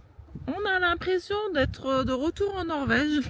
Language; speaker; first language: French; native; French